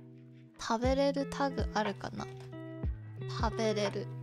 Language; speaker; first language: Japanese; non-native, learner; Korean